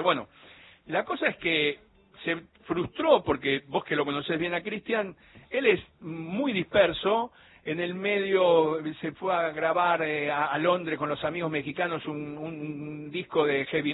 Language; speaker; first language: Spanish; native; Spanish